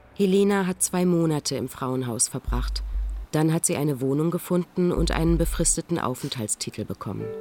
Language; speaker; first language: German; native; German